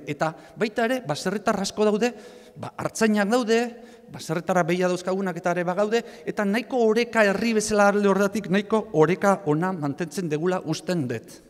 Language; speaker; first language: Basque; native; Basque